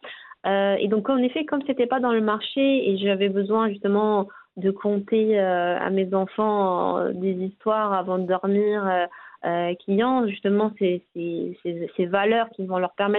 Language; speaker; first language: French; non-native, local second language; Arabic